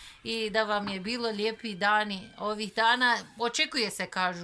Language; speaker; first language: Bosnian; native; Bosnian